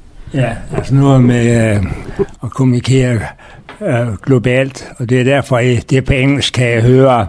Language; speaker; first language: Danish; native; Danish